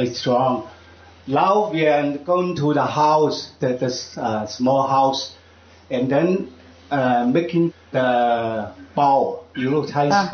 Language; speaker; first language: English; non-native, learner; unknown